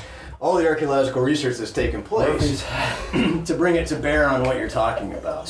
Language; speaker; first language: English; native; English